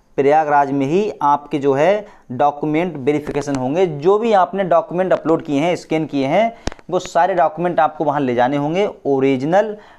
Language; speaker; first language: Hindi; native; Hindi